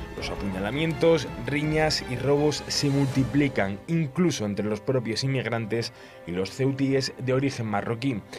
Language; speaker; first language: Spanish; native; Spanish